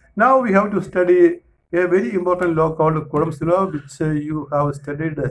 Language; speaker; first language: English; non-native, local second language; Malayalam